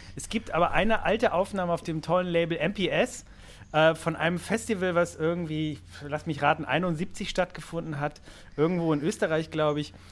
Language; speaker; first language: German; native; German